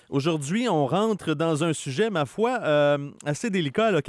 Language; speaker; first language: French; native; French